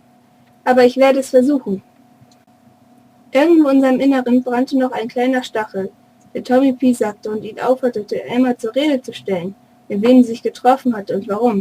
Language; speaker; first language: German; native; German